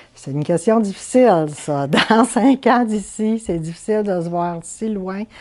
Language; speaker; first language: French; native; French